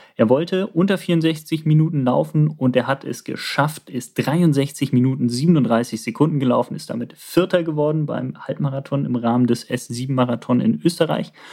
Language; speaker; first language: German; native; German